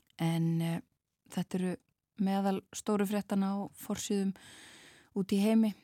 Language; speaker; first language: Icelandic; native; Icelandic